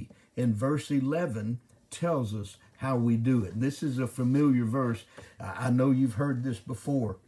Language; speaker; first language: English; native; English